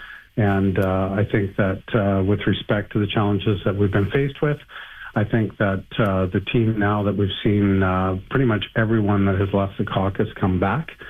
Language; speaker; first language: English; native; English